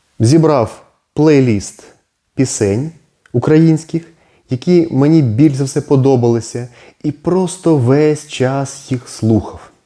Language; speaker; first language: Ukrainian; non-native, local second language; Russian